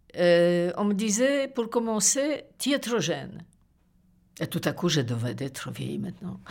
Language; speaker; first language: French; non-native, fluent; Polish